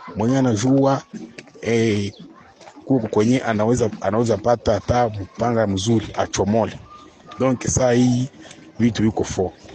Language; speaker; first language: Swahili; native; Swahili